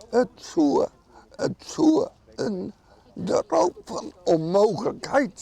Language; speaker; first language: Dutch; non-native, local second language; Western Frisian